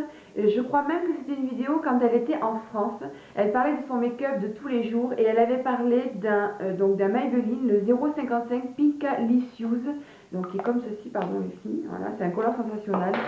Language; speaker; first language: French; native; French